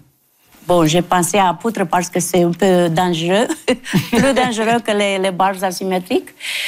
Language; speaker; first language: French; non-native, fluent; Romanian